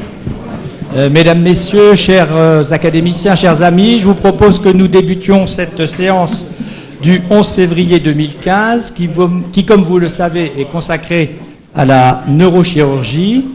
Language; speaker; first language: French; native; French